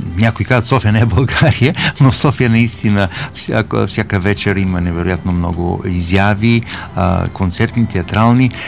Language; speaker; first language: Bulgarian; native; Bulgarian